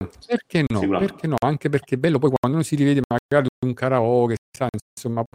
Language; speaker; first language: Italian; native; Italian